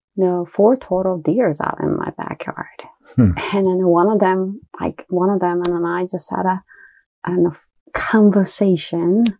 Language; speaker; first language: English; early bilingual, other home language; Japanese